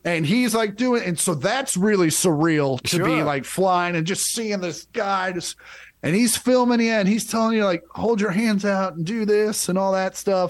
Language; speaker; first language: English; native; English